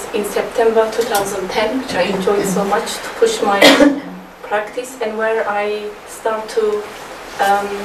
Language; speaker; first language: English; non-native, fluent; Turkish